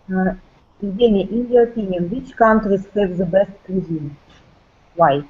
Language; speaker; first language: English; non-native, learner; Russian